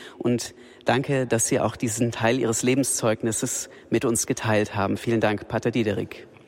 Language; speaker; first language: German; native; German